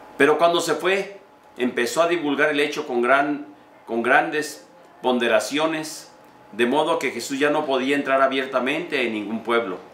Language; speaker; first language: Spanish; native; Spanish